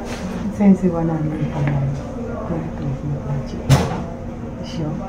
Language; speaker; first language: Japanese; non-native, learner; Filipino